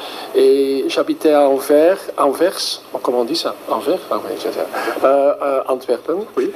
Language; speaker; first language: French; non-native, fluent; Dutch